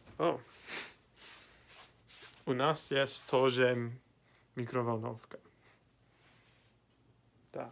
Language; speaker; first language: Russian; non-native, learner; English